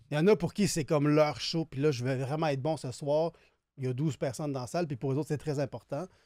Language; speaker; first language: French; native; French